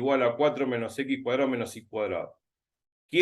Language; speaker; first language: Spanish; native; Spanish